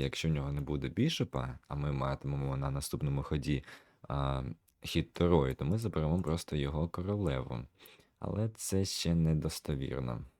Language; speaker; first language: Ukrainian; native; Ukrainian